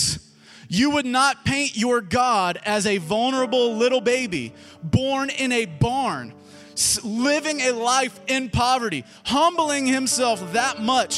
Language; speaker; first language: English; native; English